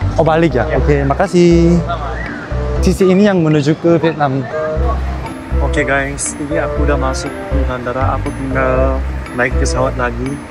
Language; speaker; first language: Indonesian; non-native, fluent; Korean